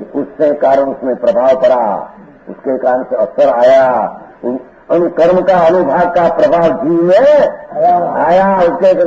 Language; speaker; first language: Hindi; non-native, local second language; Gujarati